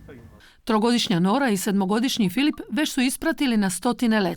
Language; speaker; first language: Croatian; native; Croatian